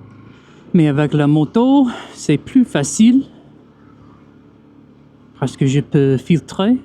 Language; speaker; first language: French; non-native, fluent; English